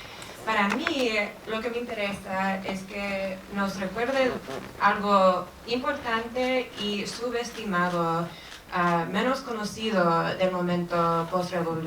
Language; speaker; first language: Spanish; non-native, fluent; English